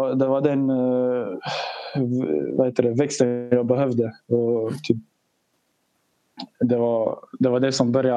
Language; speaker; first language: Swedish; early bilingual, other home language; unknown